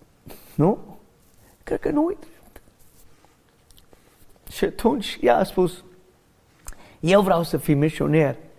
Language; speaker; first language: Romanian; non-native, learner; English